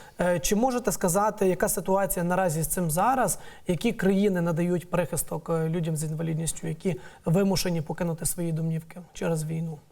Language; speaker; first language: Ukrainian; native; Ukrainian